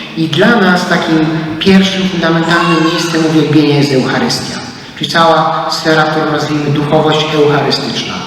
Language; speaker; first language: Polish; native; Polish